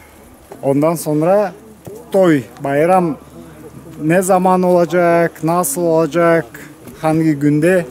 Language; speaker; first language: Turkish; non-native, learner; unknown